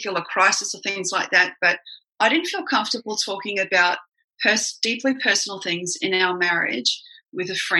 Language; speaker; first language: English; native; English